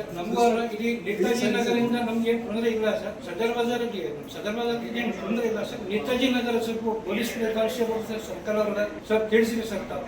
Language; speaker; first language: Kannada; non-native, local second language; Urdu